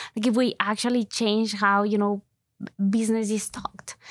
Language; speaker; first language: English; non-native, fluent; Spanish